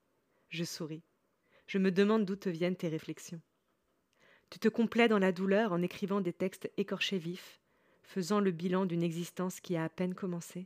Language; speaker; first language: French; native; French